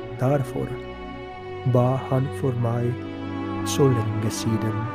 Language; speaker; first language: Norwegian; non-native, fluent; Polish